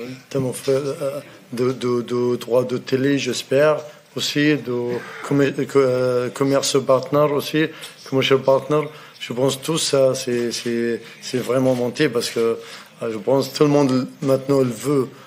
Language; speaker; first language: French; non-native, learner; Arabic